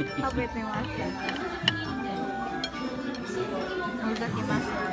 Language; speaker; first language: Japanese; non-native, learner; Indonesian